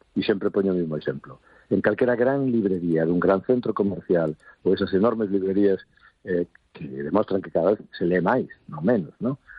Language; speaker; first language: Galician; non-native, local second language; Spanish